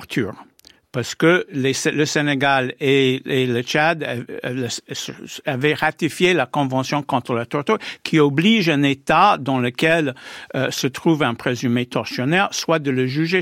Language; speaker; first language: French; non-native, fluent; English